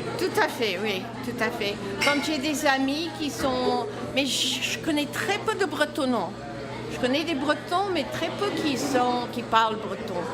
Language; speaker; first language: French; non-native, fluent; English